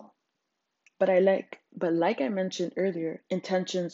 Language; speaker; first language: English; non-native, local second language; Shona